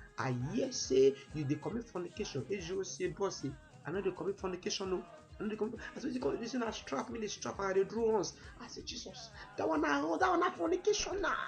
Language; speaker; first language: Nigerian Pidgin; native; Nigerian Pidgin